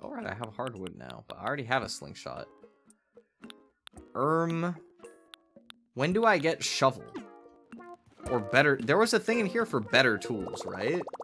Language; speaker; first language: English; native; English